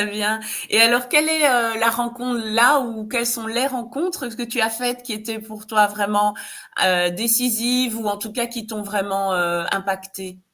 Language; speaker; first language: French; native; French